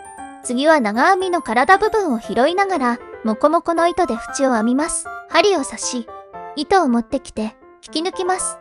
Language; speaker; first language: Japanese; native; Japanese